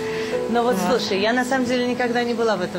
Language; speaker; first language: Russian; native; Russian